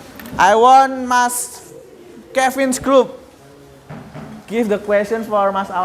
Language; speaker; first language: English; non-native, learner; Indonesian